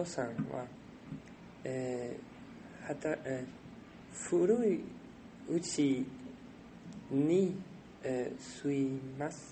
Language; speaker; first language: Japanese; non-native, learner; French